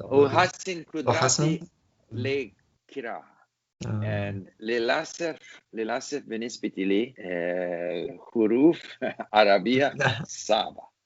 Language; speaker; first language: Arabic; non-native, learner; English